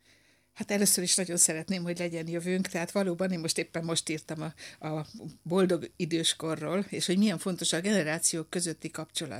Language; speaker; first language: Hungarian; native; Hungarian